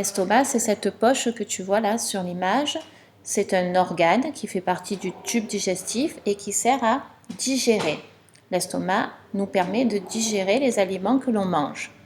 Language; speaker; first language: French; native; French